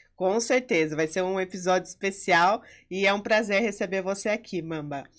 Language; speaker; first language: Portuguese; native; Portuguese